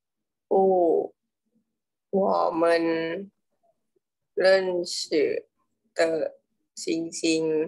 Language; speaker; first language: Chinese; non-native, learner; Thai